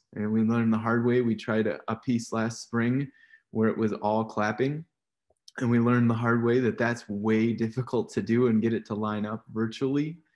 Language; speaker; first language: English; native; English